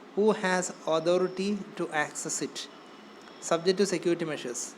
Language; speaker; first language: English; non-native, local second language; Malayalam